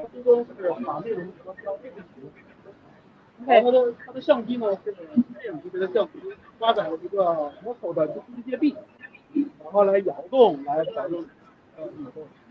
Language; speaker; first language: Chinese; native; Chinese